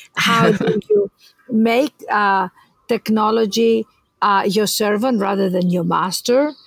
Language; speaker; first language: English; non-native, fluent; Greek